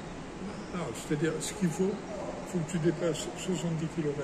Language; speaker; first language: French; non-native, fluent; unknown